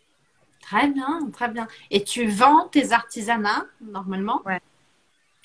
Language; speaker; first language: French; non-native, fluent; Portuguese